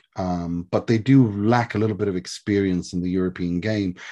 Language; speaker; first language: English; early bilingual, other home language; Swedish